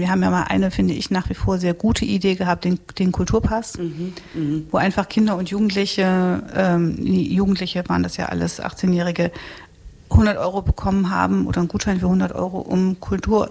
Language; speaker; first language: German; native; German